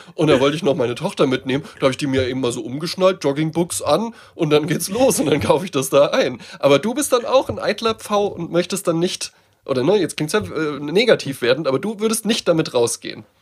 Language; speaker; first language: German; native; German